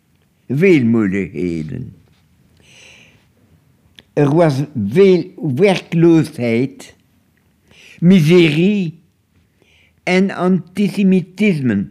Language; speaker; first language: Dutch; non-native, local second language; French